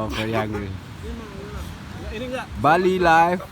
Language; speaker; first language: English; non-native, learner; Indonesian